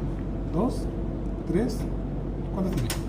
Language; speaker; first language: Spanish; native; Spanish